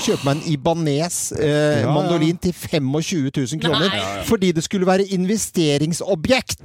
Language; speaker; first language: Norwegian; native; Norwegian